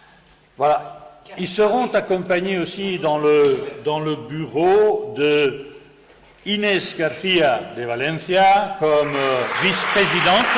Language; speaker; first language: French; non-native, fluent; Spanish